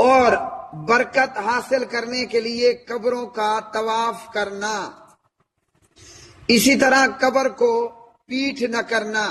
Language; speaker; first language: Urdu; native; Urdu